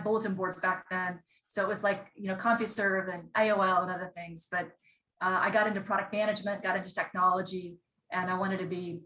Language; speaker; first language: English; native; English